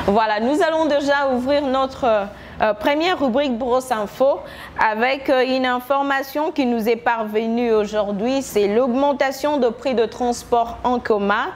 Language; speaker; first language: French; non-native, local second language; Lingala